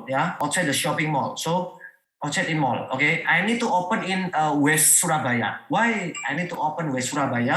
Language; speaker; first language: English; non-native, learner; Indonesian